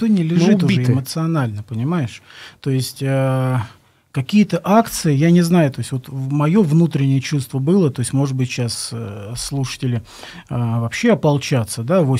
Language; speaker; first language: Russian; native; Russian